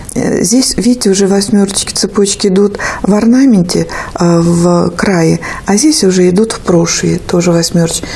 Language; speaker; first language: Russian; native; Russian